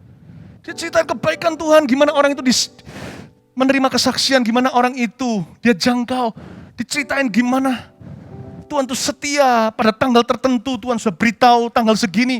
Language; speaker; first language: Indonesian; native; Indonesian